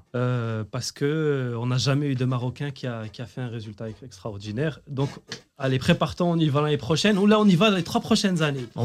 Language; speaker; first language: French; non-native, local second language; Arabic